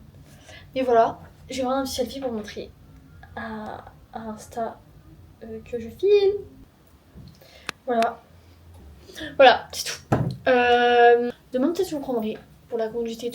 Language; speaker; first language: French; native; French